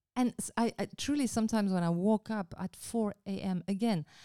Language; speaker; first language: English; non-native, fluent; French